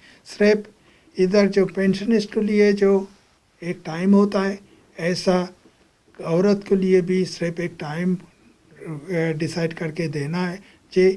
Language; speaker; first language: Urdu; non-native, fluent; Bangla